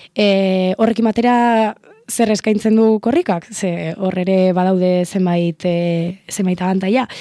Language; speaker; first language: Basque; non-native, local second language; Spanish